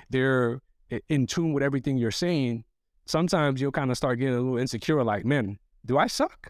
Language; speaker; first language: English; early bilingual, other home language; Arabic